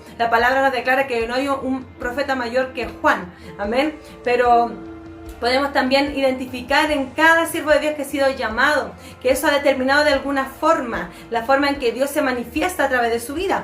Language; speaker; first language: Spanish; native; Spanish